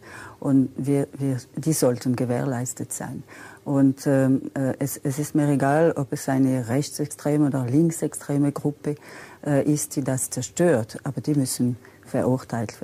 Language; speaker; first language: German; non-native, local second language; French